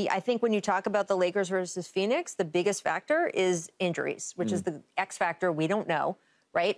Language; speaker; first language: English; native; English